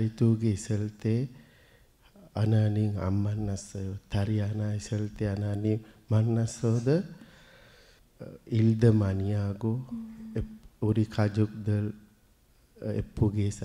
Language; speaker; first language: Korean; non-native, learner; Sinhala